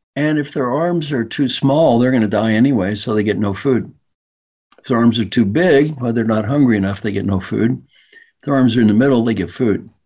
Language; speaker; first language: English; native; English